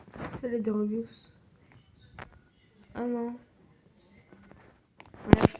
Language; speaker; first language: French; native; French